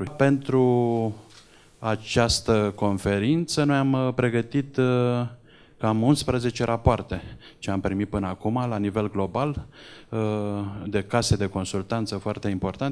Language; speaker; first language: Romanian; native; Romanian